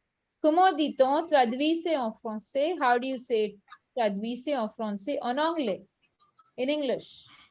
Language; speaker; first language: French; non-native, fluent; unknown